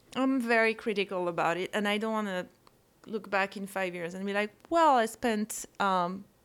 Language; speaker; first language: English; non-native, fluent; French